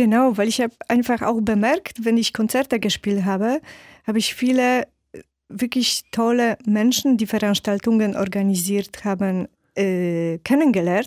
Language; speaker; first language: German; non-native, fluent; Polish